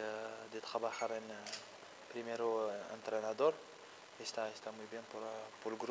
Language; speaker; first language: Spanish; non-native, learner; French